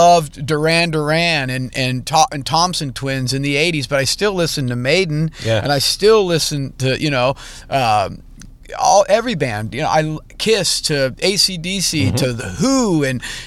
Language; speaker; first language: English; native; English